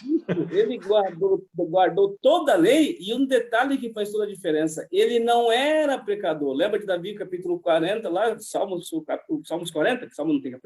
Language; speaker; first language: Portuguese; native; Portuguese